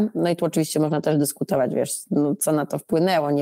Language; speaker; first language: Polish; early bilingual, heritage; Polish